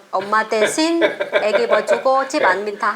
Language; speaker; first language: Korean; non-native, learner; Vietnamese